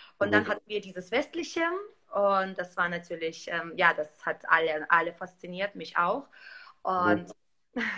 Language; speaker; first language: German; non-native, fluent; Russian